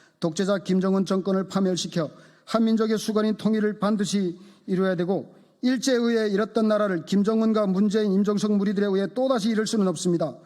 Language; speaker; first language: Korean; native; Korean